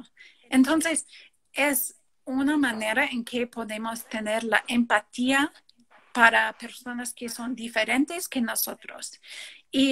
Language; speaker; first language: Spanish; non-native, fluent; English